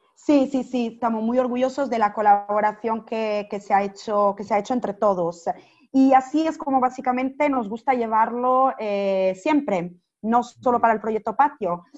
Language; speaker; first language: Spanish; non-native, fluent; Italian